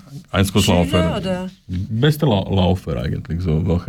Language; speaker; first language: German; non-native, learner; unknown